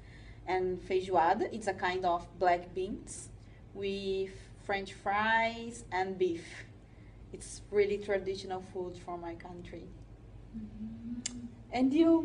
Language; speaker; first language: English; non-native, learner; Portuguese